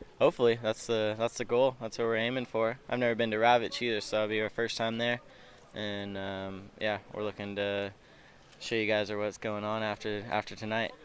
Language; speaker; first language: English; native; English